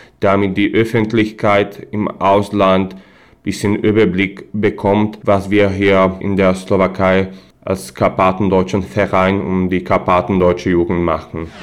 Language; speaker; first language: German; non-native, fluent; Slovak